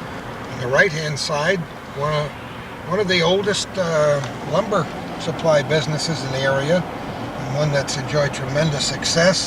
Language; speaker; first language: English; native; English